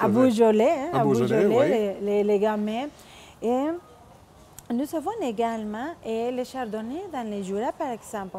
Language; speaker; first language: French; non-native, fluent; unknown